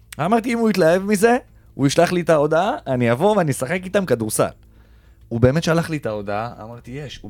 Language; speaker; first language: Hebrew; native; Hebrew